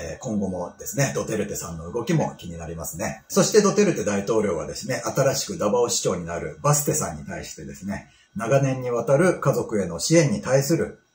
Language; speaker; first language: Japanese; native; Japanese